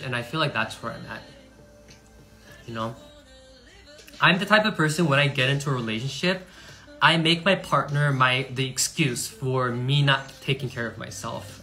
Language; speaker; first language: English; early bilingual, other home language; Korean